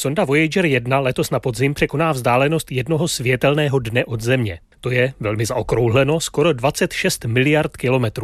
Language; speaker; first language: Czech; native; Czech